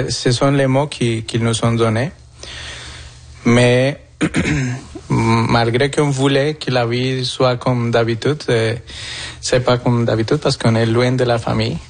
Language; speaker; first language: French; non-native, fluent; Spanish